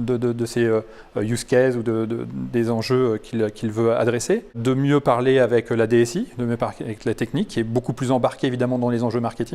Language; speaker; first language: French; native; French